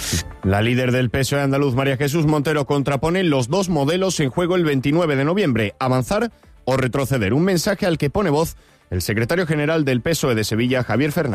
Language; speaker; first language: Spanish; native; Spanish